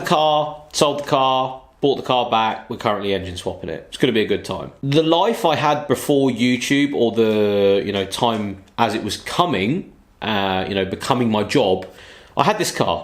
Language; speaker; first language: English; native; English